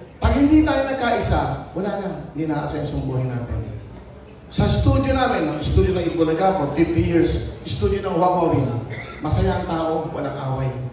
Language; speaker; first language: Filipino; native; Filipino